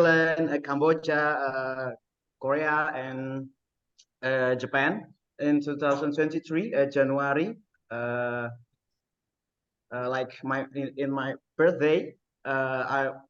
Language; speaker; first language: English; non-native, learner; Indonesian